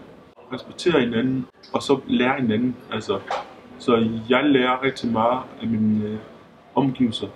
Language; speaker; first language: Danish; early bilingual, other home language; Lingala